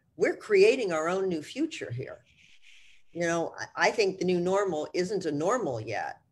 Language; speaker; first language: English; native; English